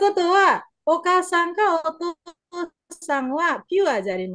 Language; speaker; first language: Japanese; non-native, learner; Indonesian